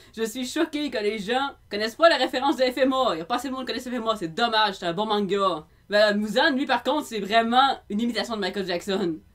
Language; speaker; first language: French; native; French